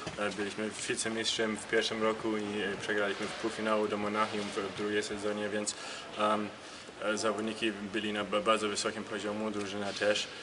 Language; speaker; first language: Polish; early bilingual, heritage; German